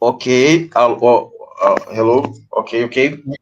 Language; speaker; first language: English; non-native, learner; Portuguese